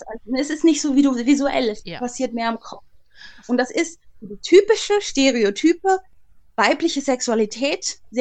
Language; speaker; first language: German; native; German